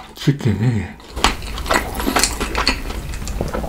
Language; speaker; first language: Korean; non-native, fluent; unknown